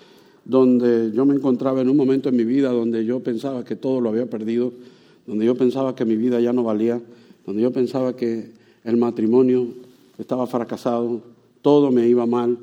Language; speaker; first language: Spanish; native; Spanish